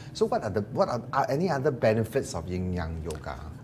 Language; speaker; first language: English; non-native, local second language; Chinese